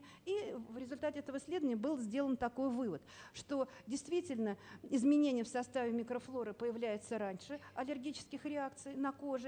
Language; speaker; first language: Russian; native; Russian